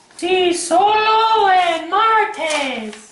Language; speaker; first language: Spanish; non-native, learner; English